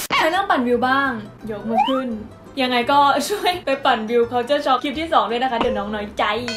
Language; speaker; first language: Thai; native; Thai